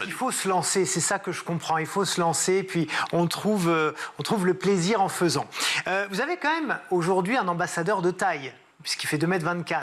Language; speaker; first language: French; native; French